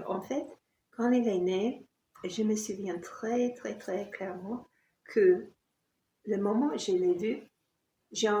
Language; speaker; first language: French; non-native, fluent; English